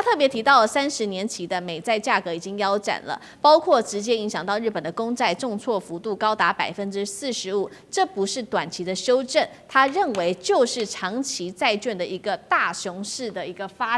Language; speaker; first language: Chinese; native; Chinese